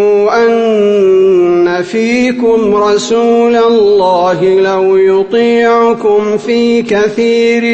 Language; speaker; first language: Arabic; native; Arabic